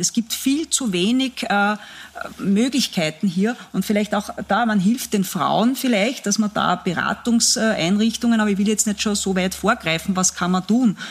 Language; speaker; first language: German; native; German